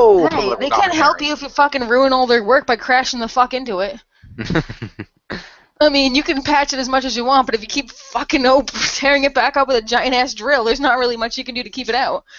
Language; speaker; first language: English; native; English